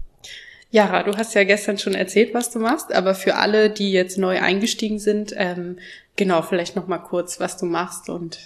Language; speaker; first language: German; native; German